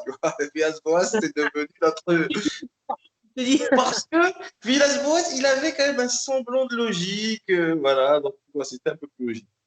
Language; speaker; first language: French; native; French